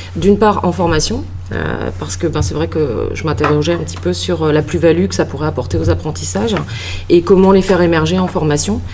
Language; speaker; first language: French; native; French